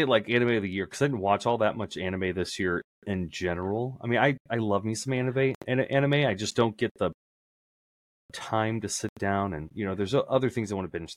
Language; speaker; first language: English; native; English